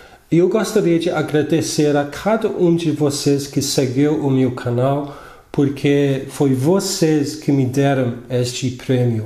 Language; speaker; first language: Portuguese; non-native, fluent; English